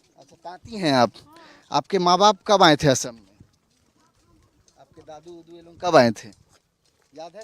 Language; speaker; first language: Hindi; native; Hindi